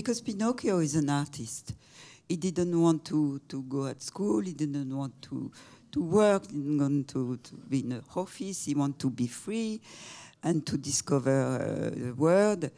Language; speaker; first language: English; non-native, fluent; French